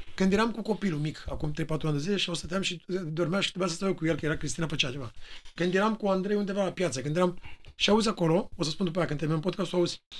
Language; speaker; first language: Romanian; native; Romanian